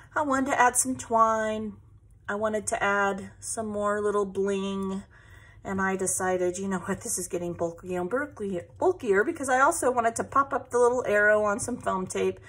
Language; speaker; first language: English; native; English